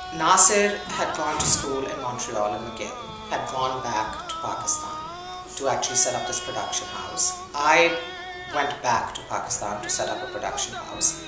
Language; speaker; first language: English; non-native, local second language; Urdu